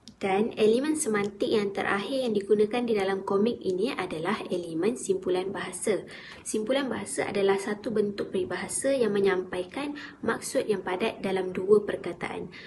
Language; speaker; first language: Malay; native; Malay